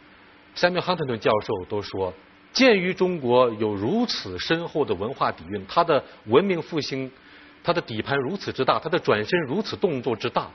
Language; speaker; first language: Chinese; native; Chinese